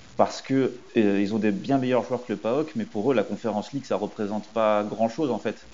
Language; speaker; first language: French; native; French